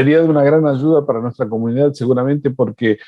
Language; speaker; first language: Spanish; native; Spanish